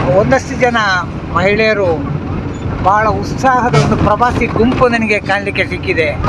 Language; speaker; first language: Kannada; native; Kannada